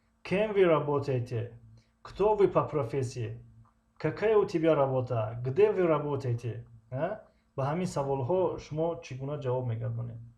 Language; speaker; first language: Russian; non-native, local second language; Tajik